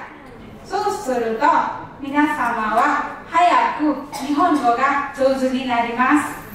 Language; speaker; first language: Japanese; non-native, fluent; Nepali